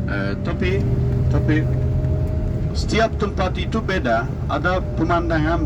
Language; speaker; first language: Indonesian; non-native, fluent; Turkish